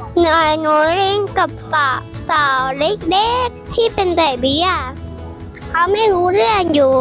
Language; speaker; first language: Thai; native; Thai